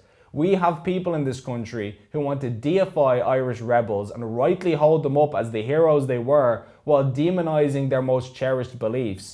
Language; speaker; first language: English; native; English